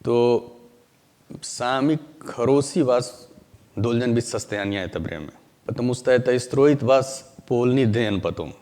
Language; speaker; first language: Russian; non-native, learner; Hindi